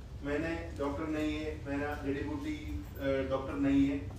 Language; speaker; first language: Hindi; non-native, fluent; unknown